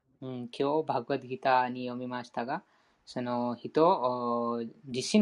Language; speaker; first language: Japanese; non-native, fluent; Hindi